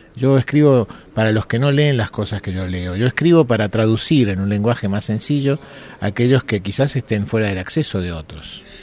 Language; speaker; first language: Spanish; native; Spanish